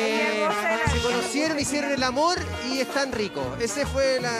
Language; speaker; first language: Spanish; native; Spanish